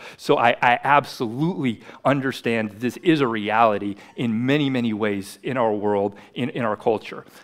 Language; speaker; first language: English; native; English